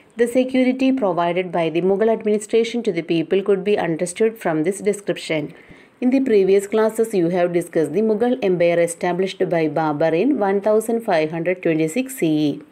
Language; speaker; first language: English; non-native, local second language; Malayalam